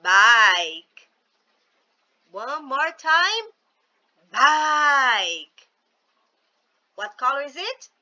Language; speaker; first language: English; non-native, fluent; Portuguese